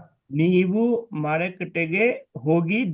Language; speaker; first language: Kannada; non-native, learner; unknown